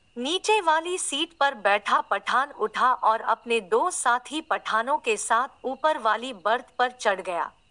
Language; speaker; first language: Hindi; native; Hindi